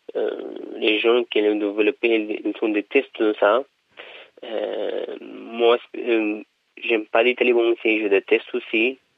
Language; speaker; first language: French; non-native, learner; Persian